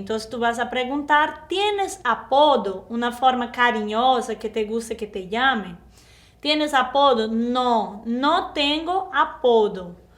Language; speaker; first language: Spanish; non-native, fluent; Portuguese